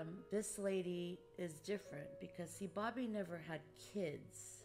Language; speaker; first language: English; early bilingual, other home language; Portuguese